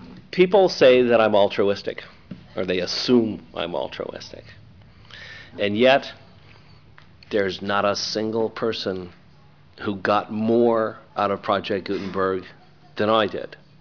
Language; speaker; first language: English; native; English